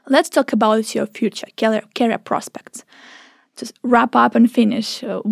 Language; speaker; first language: English; non-native, fluent; Ukrainian